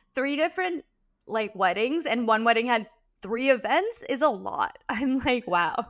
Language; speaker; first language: English; early bilingual, other home language; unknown